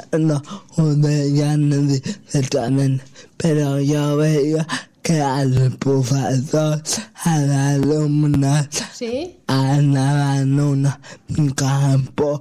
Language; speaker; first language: Catalan; non-native, local second language; Spanish